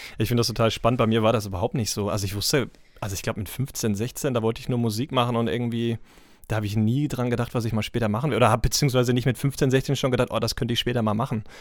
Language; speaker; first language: German; native; German